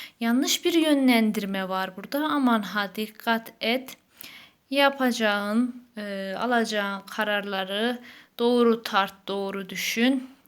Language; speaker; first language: Turkish; native; Turkish